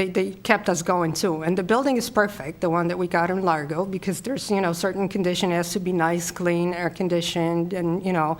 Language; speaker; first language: English; non-native, fluent; Polish